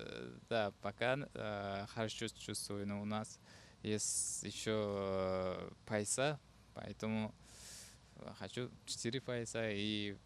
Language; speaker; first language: Russian; non-native, learner; Uzbek